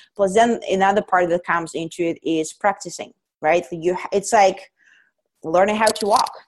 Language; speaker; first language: English; non-native, fluent; Russian